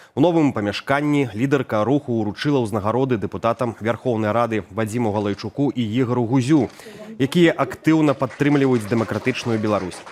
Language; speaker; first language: Belarusian; native; Belarusian